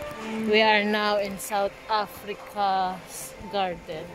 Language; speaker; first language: English; non-native, learner; Filipino